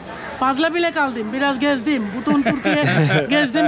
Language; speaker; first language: Turkish; non-native, fluent; Bangla